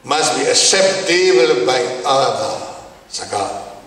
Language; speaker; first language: English; non-native, learner; Burmese